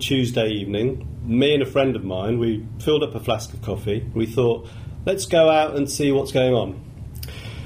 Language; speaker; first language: English; native; English